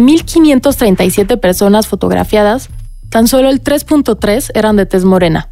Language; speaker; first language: Spanish; native; Spanish